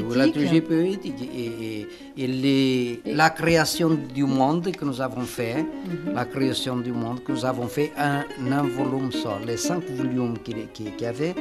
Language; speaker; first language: French; non-native, fluent; Portuguese